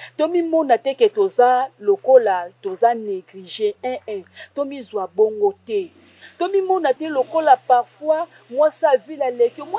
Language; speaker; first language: Lingala; non-native, local second language; Kongo